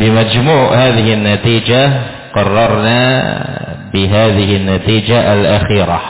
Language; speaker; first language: Arabic; non-native, fluent; Indonesian